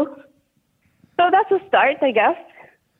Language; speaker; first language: English; non-native, fluent; Arabic